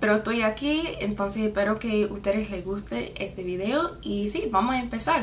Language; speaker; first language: Spanish; non-native, fluent; English